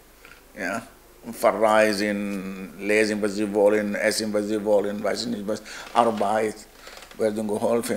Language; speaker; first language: German; non-native, learner; Arabic